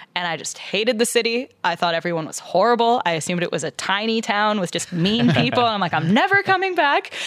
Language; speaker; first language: English; native; English